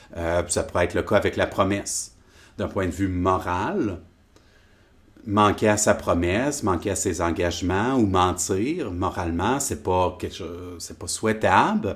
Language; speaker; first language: French; native; French